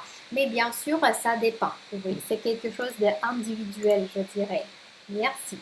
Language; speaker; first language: French; non-native, fluent; Russian